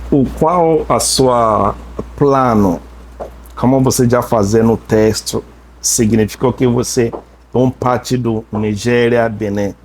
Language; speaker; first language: Portuguese; non-native, learner; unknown